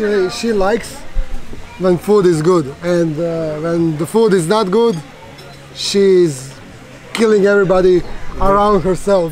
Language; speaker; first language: English; non-native, fluent; Serbian